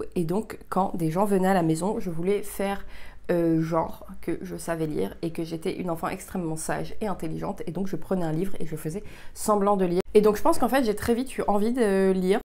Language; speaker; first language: French; early bilingual, heritage; French